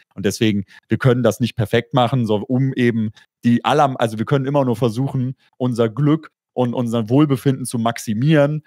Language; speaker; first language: German; native; German